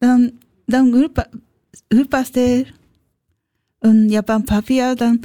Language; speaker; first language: German; non-native, learner; Japanese